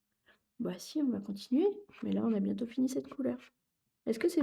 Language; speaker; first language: French; native; French